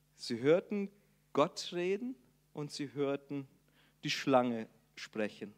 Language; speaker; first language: German; non-native, fluent; Portuguese